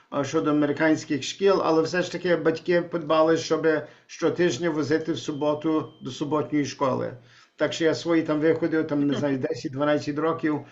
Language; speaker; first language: Ukrainian; early bilingual, heritage; Ukrainian